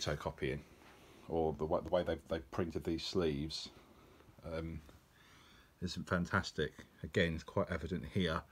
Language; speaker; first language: English; native; English